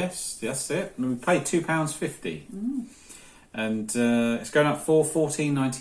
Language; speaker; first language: English; native; English